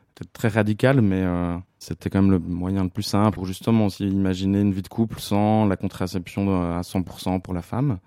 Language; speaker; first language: French; native; French